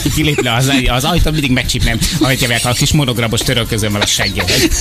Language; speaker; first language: Hungarian; native; Hungarian